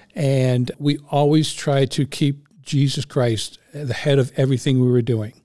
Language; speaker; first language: English; native; English